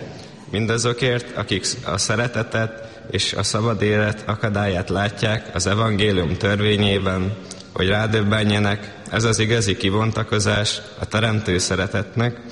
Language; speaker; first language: Hungarian; native; Hungarian